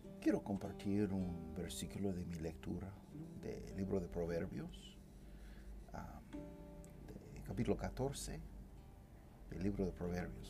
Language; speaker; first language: Spanish; non-native, fluent; English